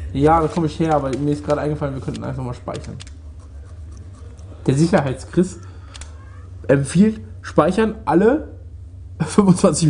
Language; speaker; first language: German; native; German